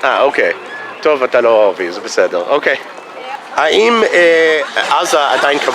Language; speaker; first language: Hebrew; non-native, fluent; English